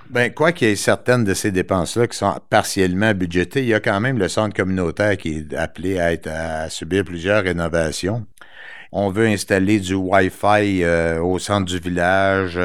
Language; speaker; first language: French; native; French